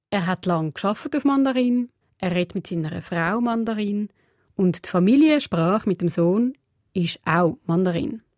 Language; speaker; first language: German; early bilingual, other home language; Portuguese